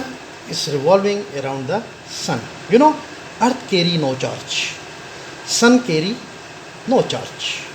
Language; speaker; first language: English; non-native, local second language; Pashto